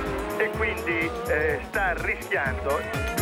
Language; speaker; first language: Italian; native; Italian